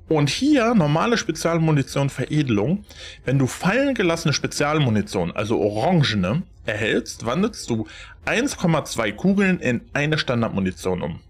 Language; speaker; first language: German; native; German